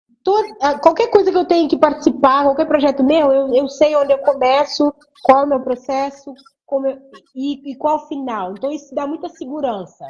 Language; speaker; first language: Portuguese; non-native, local second language; Kabuverdianu